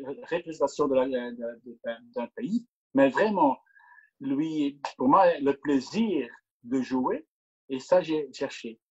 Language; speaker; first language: French; non-native, local second language; Dutch